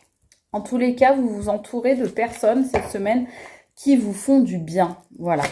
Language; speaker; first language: French; native; French